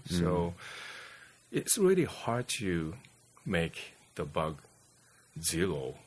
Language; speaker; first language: English; non-native, fluent; Japanese